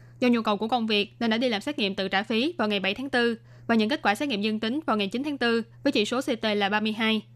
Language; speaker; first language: Vietnamese; native; Vietnamese